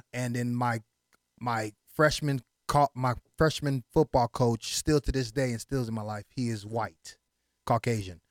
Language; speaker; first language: English; early bilingual, other home language; Haitian Creole